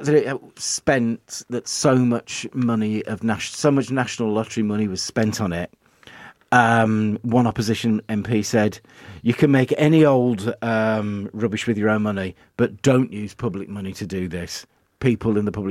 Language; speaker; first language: English; native; English